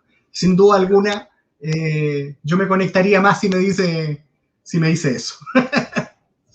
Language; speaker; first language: Spanish; native; Spanish